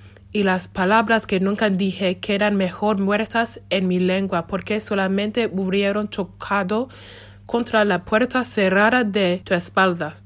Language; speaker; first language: Spanish; non-native, learner; English